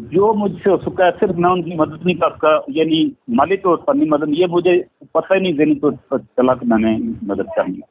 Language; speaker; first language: Urdu; non-native, local second language; Punjabi